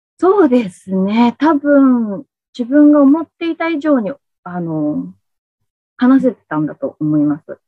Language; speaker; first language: Japanese; native; Japanese